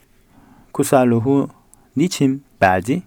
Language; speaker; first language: Turkish; non-native, fluent; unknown